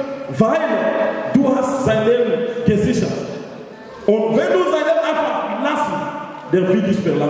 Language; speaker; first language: German; non-native, learner; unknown